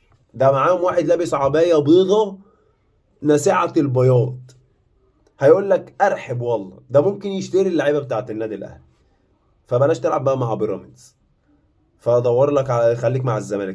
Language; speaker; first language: Arabic; native; Arabic